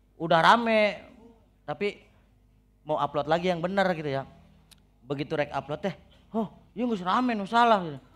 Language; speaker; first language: Indonesian; non-native, local second language; Sundanese